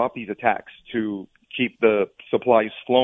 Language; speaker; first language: English; native; English